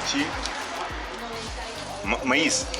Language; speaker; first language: Spanish; non-native, learner; Russian